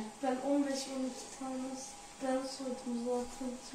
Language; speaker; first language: Turkish; early bilingual, heritage; Turkish